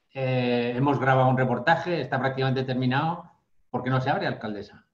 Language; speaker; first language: Spanish; native; Spanish